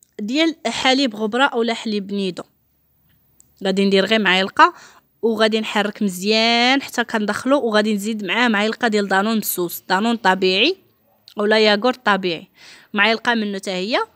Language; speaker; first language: Arabic; native; Arabic